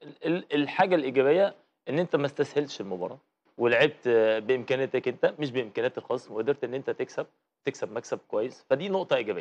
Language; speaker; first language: Arabic; native; Arabic